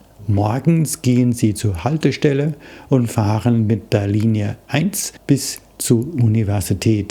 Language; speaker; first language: German; non-native, fluent; English